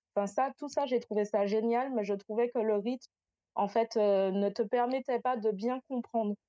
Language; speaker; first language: French; native; French